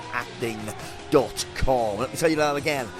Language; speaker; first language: English; native; English